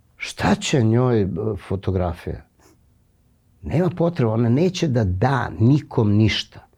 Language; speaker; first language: Serbian; native; Serbian